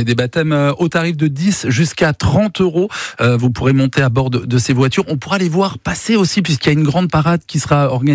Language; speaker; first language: French; native; French